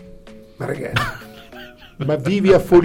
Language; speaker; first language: Italian; native; Italian